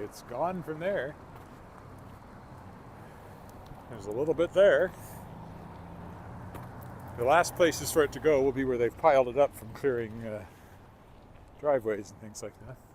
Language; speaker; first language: English; native; English